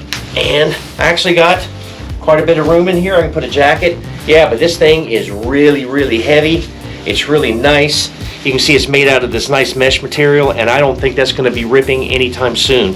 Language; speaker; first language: English; native; English